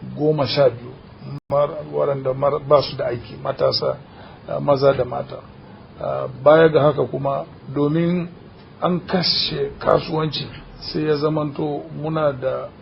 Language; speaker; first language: Hausa; non-native, local second language; Fula